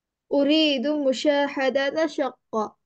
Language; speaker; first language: Arabic; non-native, learner; Urdu